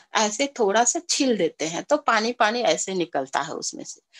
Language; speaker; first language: Hindi; native; Hindi